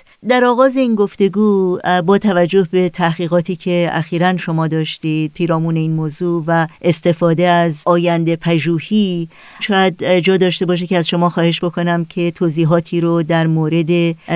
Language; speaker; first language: Persian; native; Persian